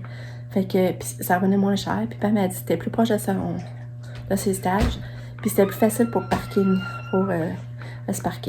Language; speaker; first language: French; native; French